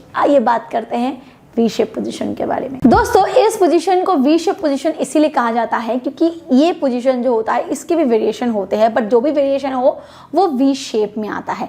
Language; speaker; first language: Hindi; native; Hindi